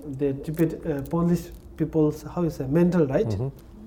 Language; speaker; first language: English; non-native, learner; Tibetan